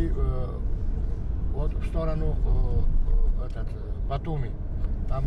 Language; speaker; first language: Russian; non-native, fluent; Georgian